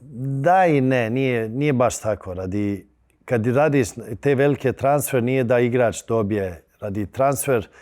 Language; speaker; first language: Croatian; early bilingual, heritage; Bosnian